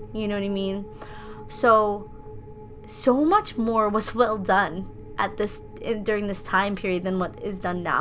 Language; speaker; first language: English; native; English